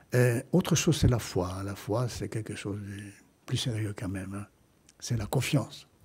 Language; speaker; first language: French; non-native, fluent; Greek